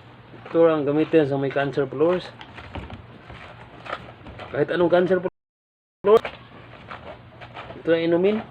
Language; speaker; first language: Filipino; non-native, local second language; Cebuano